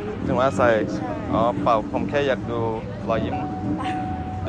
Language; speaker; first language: Thai; non-native, fluent; English